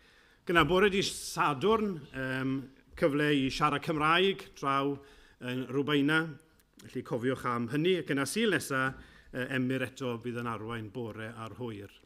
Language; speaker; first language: Welsh; native; Welsh